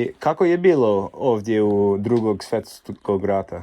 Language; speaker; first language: Croatian; non-native, learner; English